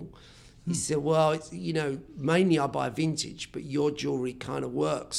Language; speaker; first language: English; native; English